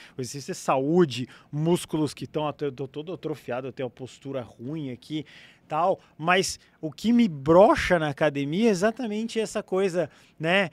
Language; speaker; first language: Portuguese; native; Portuguese